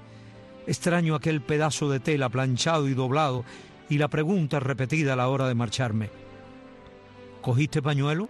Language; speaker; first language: Spanish; native; Spanish